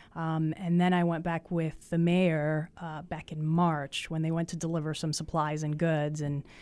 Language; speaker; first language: English; early bilingual, other home language; Spanish